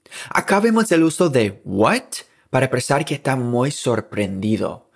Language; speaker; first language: Spanish; native; Spanish